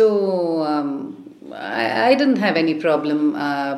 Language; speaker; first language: English; non-native, local second language; Tamil